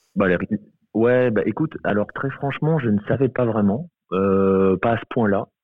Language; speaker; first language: French; native; French